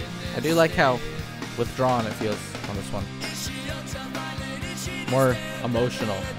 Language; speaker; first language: English; native; English